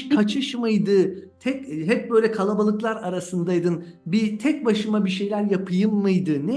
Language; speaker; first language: Turkish; native; Turkish